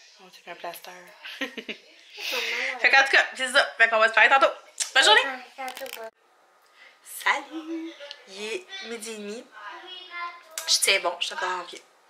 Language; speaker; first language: French; native; French